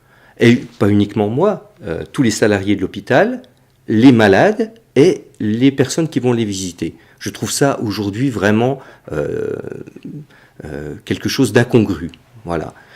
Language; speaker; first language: French; native; French